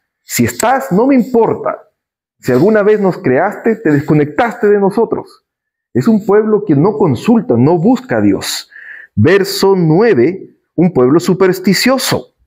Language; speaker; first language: Spanish; native; Spanish